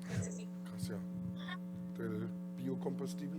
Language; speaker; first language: Spanish; non-native, learner; German